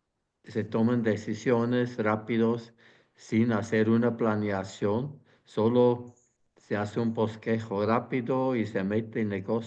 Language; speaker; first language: Spanish; non-native, fluent; Swiss German